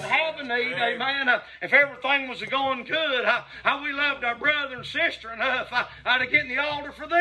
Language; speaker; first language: English; native; English